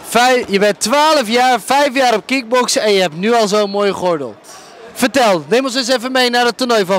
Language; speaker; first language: Dutch; native; Dutch